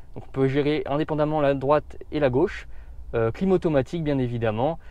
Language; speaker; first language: French; native; French